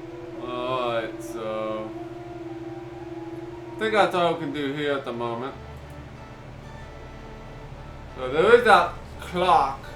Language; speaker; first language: English; native; English